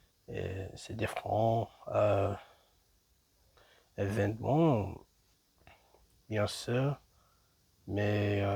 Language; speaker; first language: French; non-native, learner; English